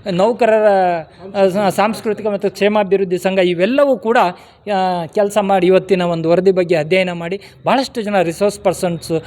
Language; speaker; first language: Kannada; non-native, local second language; Lambadi